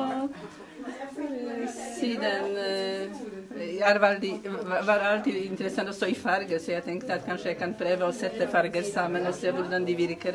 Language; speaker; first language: Norwegian; non-native, learner; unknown